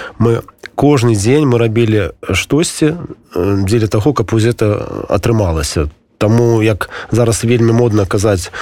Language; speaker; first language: Belarusian; non-native, local second language; Russian